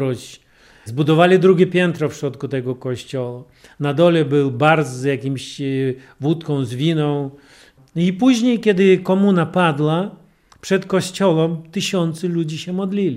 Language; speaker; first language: Polish; non-native, fluent; Russian